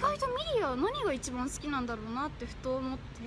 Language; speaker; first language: Japanese; native; Japanese